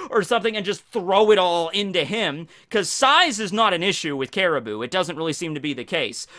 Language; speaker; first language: English; native; English